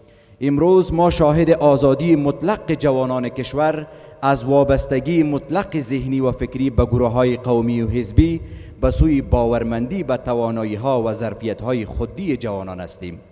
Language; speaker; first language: Persian; native; Persian